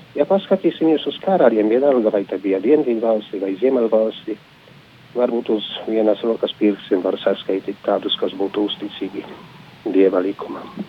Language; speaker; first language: Latvian; non-native, fluent; Polish